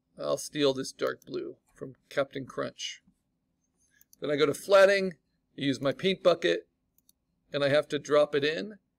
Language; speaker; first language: English; native; English